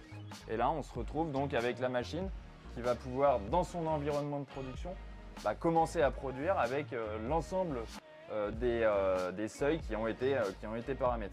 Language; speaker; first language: French; native; French